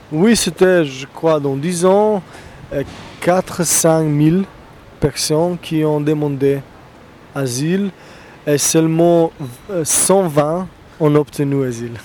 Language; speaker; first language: French; non-native, fluent; Slovenian